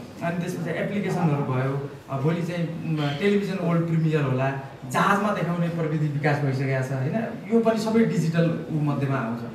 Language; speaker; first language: Nepali; native; Nepali